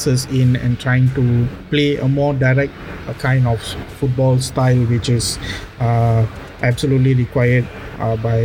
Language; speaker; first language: English; non-native, local second language; Tamil